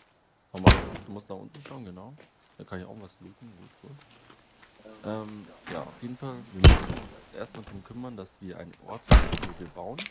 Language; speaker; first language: German; native; German